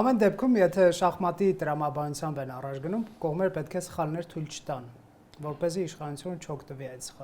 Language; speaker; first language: Armenian; native; Armenian